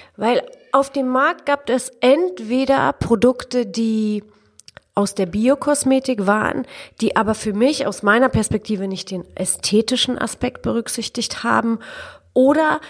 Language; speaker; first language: German; early bilingual, other home language; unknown